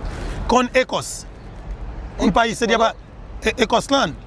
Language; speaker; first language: Spanish; non-native, learner; Haitian Creole